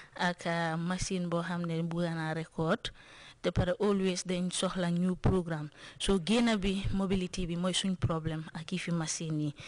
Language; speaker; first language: Wolof; non-native, local second language; Jola-Fonyi